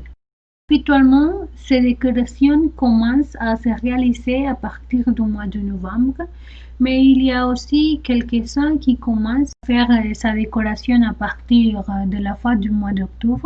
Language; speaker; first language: French; non-native, learner; Spanish